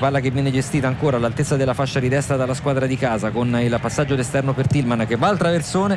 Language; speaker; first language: Italian; native; Italian